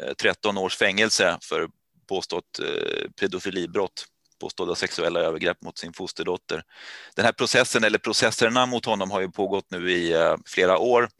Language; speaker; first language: Swedish; native; Swedish